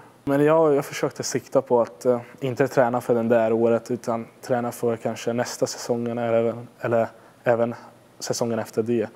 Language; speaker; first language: Swedish; non-native, fluent; Hungarian